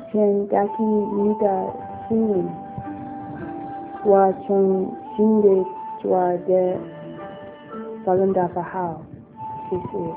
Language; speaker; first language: Chinese; non-native, learner; English